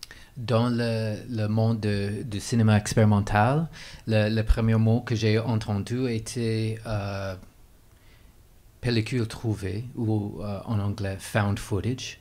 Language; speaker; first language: French; non-native, fluent; English